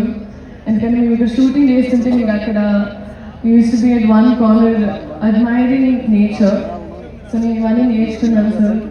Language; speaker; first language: Telugu; non-native, fluent; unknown